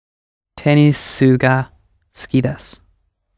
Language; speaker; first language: Japanese; non-native, learner; English